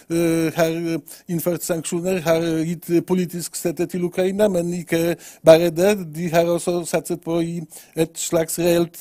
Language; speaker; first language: Norwegian; non-native, fluent; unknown